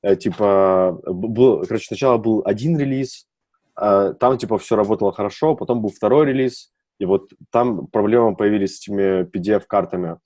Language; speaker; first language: Russian; native; Russian